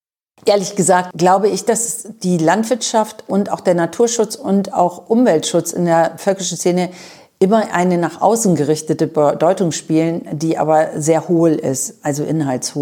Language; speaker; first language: German; native; German